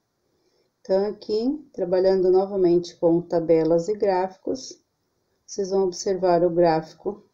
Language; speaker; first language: Portuguese; native; Portuguese